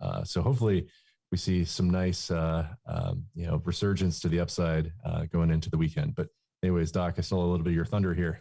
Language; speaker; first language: English; native; English